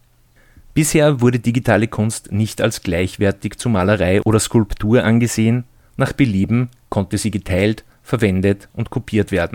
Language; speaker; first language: German; native; German